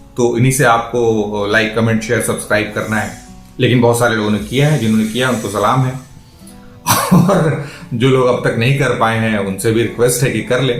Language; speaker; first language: Hindi; native; Hindi